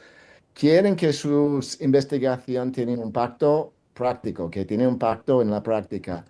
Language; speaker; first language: Spanish; non-native, fluent; English